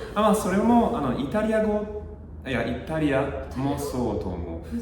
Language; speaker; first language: Japanese; non-native, learner; English